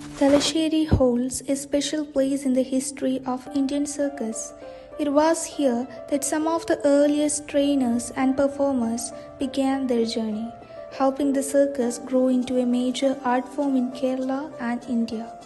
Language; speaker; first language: English; non-native, local second language; Malayalam